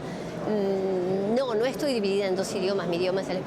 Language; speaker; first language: Spanish; native; Spanish